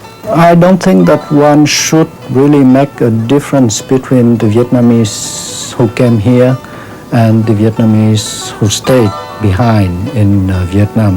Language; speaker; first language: English; non-native, fluent; Vietnamese